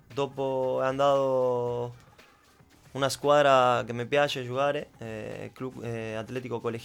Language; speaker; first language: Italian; non-native, learner; Spanish